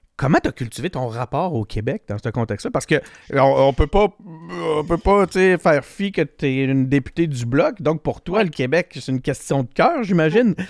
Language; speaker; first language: French; native; French